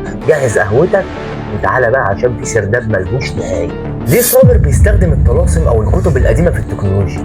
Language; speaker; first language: Arabic; native; Arabic